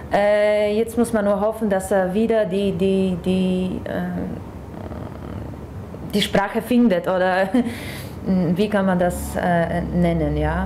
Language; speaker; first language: German; non-native, fluent; Polish